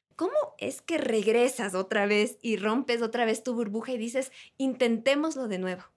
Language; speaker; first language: Spanish; native; Spanish